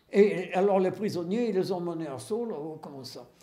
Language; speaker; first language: French; native; French